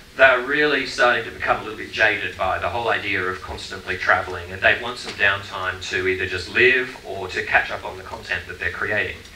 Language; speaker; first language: English; native; English